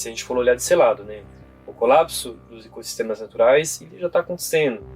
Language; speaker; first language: Portuguese; non-native, fluent; French